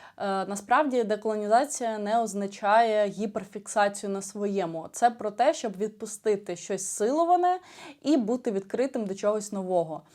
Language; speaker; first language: Ukrainian; non-native, local second language; Russian